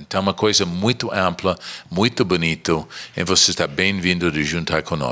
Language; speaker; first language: Portuguese; non-native, learner; English